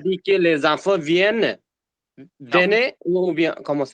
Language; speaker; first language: French; non-native, learner; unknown